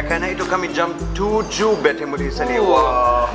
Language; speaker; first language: Indonesian; non-native, fluent; German